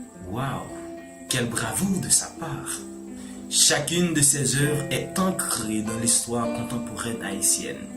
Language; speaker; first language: French; non-native, local second language; Haitian Creole